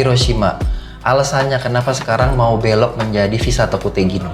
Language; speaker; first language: Indonesian; native; Indonesian